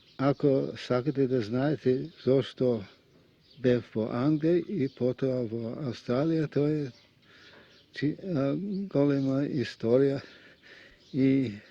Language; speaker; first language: Macedonian; non-native, fluent; Russian